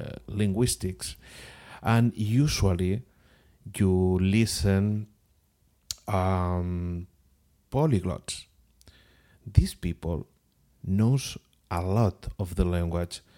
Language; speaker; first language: English; non-native, learner; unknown